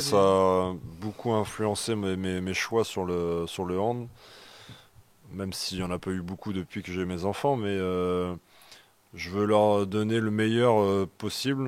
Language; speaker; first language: French; native; French